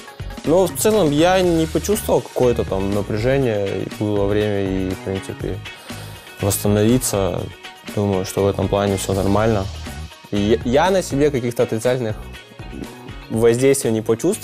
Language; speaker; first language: Russian; native; Russian